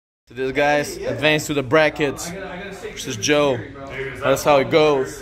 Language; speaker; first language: English; non-native, fluent; Bulgarian